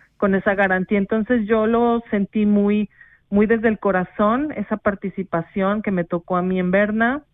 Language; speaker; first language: Spanish; native; Spanish